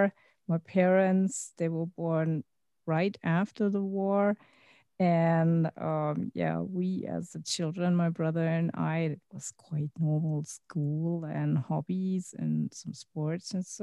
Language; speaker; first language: English; non-native, fluent; German